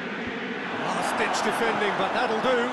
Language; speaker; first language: English; native; English